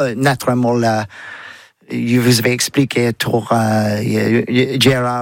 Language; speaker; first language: French; non-native, learner; English